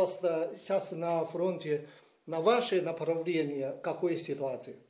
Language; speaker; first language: Russian; non-native, learner; Chinese